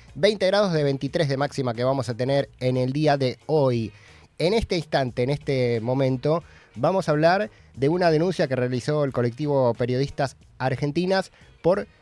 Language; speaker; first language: Spanish; native; Spanish